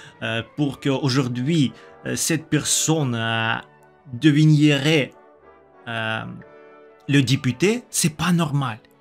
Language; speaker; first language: French; non-native, learner; Russian